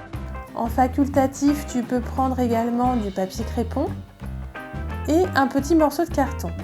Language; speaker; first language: French; native; French